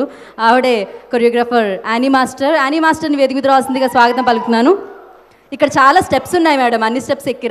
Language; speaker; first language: Telugu; native; Telugu